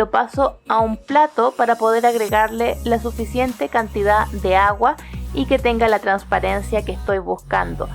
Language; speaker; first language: Spanish; native; Spanish